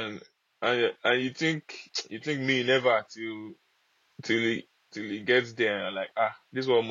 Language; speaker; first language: English; non-native, local second language; Yoruba